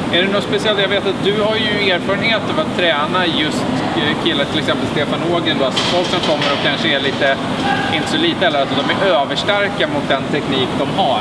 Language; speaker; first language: Swedish; native; Swedish